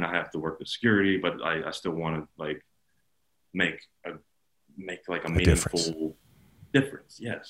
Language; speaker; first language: English; native; English